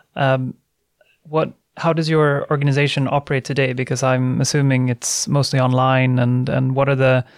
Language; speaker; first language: English; non-native, fluent; Swedish